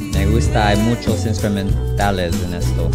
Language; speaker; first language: Spanish; non-native, learner; English